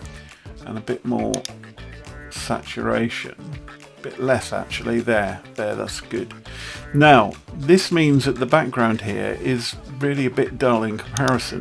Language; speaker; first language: English; native; English